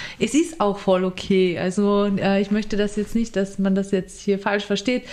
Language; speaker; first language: German; early bilingual, other home language; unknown